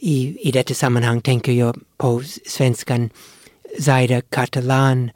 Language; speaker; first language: Swedish; non-native, fluent; English